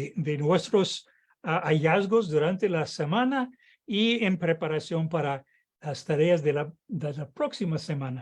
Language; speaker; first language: Spanish; non-native, fluent; English